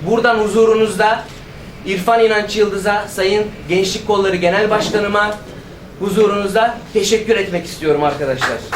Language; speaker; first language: Turkish; native; Turkish